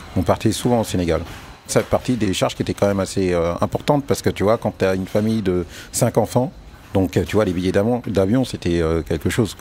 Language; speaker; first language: French; early bilingual, other home language; Wolof